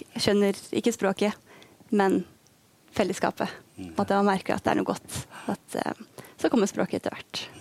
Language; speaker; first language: Norwegian; native; Norwegian